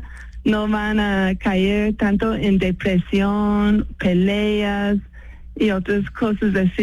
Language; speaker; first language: Spanish; non-native, fluent; English